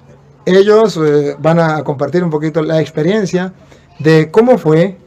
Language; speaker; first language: Spanish; native; Spanish